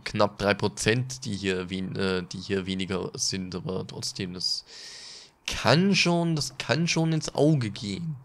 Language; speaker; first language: German; native; German